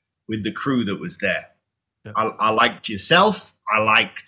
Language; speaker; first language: English; native; English